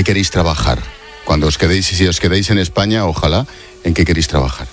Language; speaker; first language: Spanish; native; Spanish